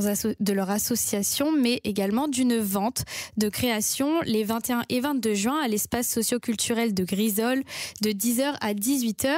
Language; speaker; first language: French; native; French